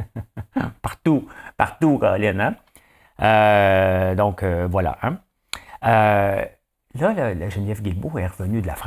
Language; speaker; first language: French; native; French